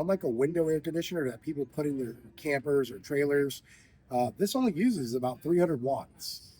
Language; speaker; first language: English; native; English